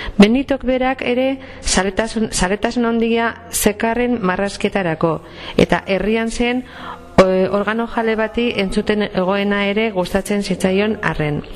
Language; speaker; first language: Basque; non-native, local second language; Spanish